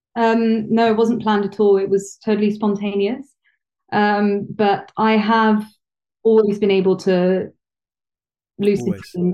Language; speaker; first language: English; native; English